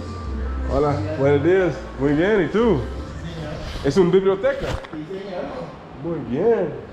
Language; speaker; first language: Spanish; non-native, learner; English